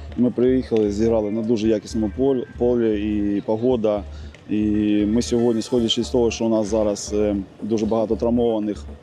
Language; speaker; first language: Ukrainian; native; Ukrainian